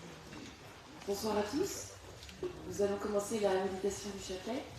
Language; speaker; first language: French; native; French